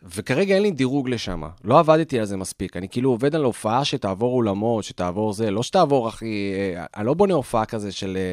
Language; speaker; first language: Hebrew; native; Hebrew